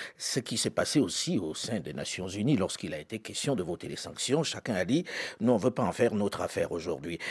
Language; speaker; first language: French; native; French